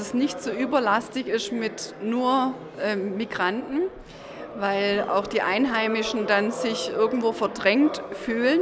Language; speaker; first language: German; native; German